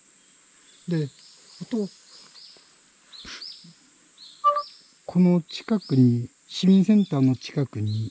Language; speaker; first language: Japanese; native; Japanese